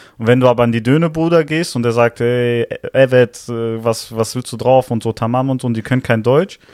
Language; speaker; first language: German; early bilingual, other home language; Italian